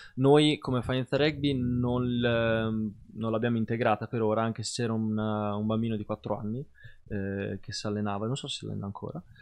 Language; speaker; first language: Italian; native; Italian